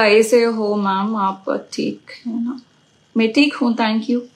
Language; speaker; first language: Hindi; non-native, local second language; Telugu